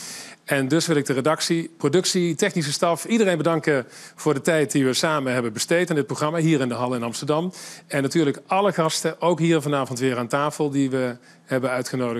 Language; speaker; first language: Dutch; native; Dutch